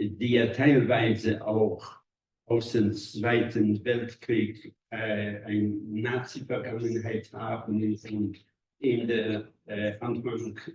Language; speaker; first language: German; non-native, fluent; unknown